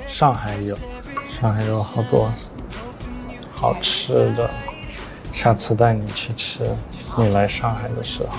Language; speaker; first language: Chinese; early bilingual, heritage; Chinese